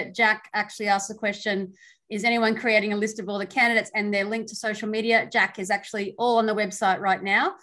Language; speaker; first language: English; native; English